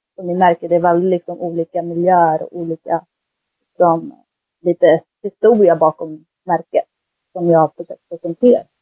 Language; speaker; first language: Swedish; early bilingual, other home language; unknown